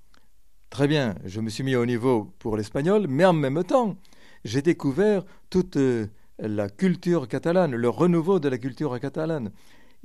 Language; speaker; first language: French; native; French